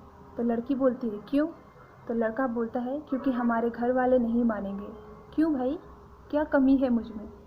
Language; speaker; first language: Hindi; non-native, local second language; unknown